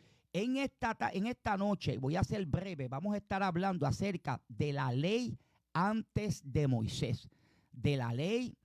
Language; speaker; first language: Spanish; native; Spanish